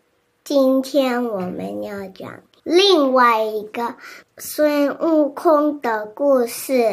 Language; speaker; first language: Chinese; early bilingual, heritage; English